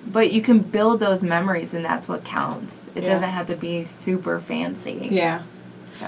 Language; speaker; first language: English; native; English